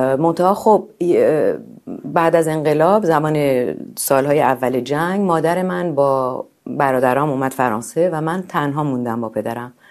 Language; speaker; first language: Persian; native; Persian